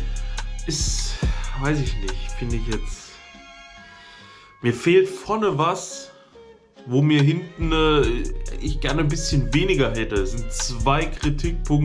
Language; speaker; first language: German; native; German